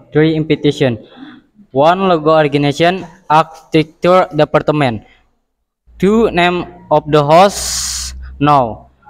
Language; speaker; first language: English; non-native, learner; Indonesian